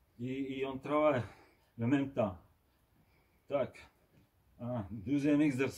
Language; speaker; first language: French; non-native, fluent; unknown